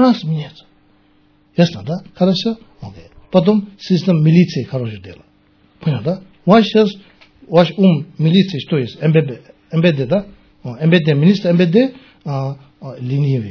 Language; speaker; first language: Russian; non-native, learner; Tibetan